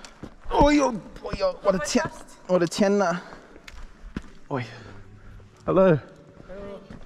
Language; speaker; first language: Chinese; non-native, learner; English